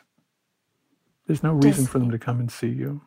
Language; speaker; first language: English; native; English